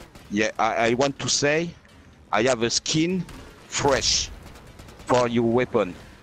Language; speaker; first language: English; non-native, learner; French